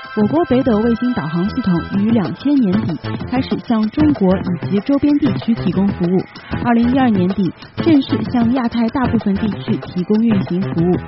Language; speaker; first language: Chinese; native; Chinese